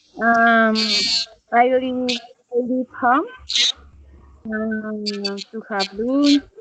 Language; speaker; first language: English; non-native, learner; Spanish